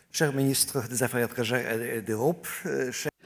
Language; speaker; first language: French; non-native, fluent; Ukrainian